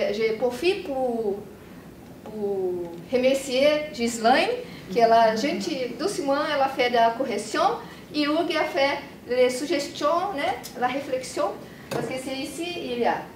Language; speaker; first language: French; non-native, learner; Portuguese